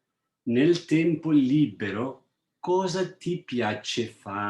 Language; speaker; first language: Italian; non-native, fluent; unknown